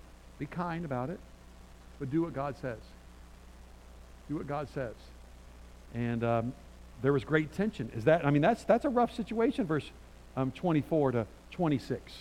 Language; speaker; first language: English; native; English